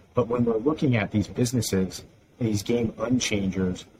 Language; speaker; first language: English; native; English